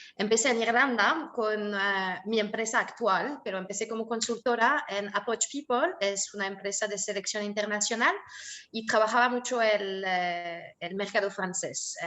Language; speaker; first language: Spanish; non-native, fluent; French